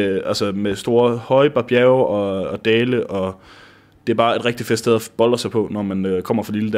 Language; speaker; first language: Danish; native; Danish